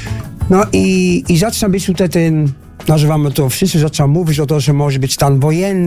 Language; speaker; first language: Polish; non-native, fluent; Dutch